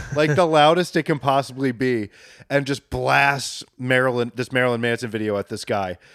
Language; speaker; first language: English; native; English